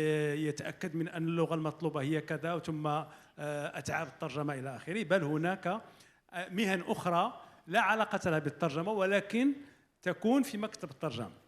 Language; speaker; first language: Arabic; native; Arabic